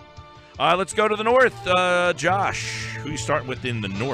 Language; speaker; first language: English; native; English